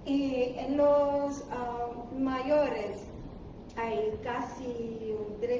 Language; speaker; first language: Spanish; non-native, learner; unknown